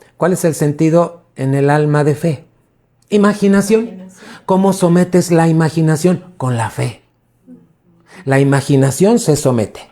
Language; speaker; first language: Spanish; native; Spanish